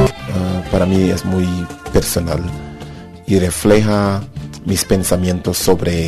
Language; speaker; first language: Spanish; non-native, fluent; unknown